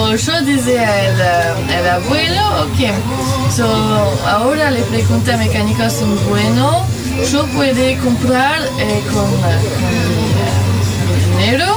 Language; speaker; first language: Spanish; non-native, learner; French